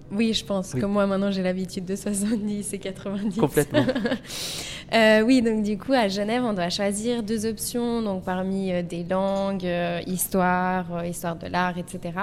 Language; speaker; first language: French; native; French